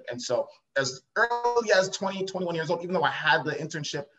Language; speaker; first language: English; native; English